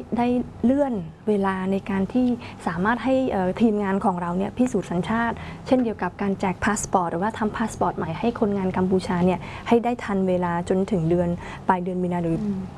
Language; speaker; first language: Thai; non-native, fluent; Khmer